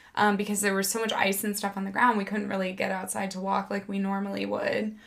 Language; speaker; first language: English; native; English